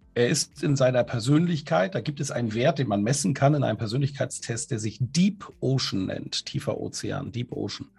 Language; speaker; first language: German; native; German